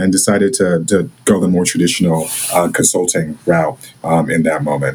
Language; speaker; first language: English; native; English